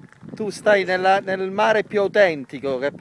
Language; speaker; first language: Italian; native; Italian